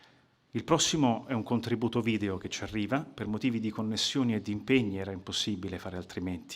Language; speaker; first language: Italian; native; Italian